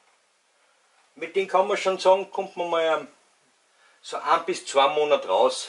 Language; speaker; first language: German; native; German